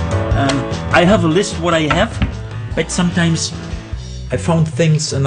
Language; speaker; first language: English; non-native, learner; German